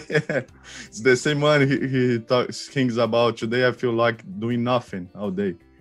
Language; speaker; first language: English; non-native, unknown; Portuguese